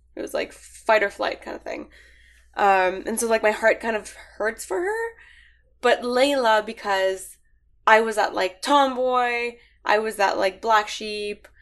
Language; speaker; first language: English; early bilingual, other home language; Arabic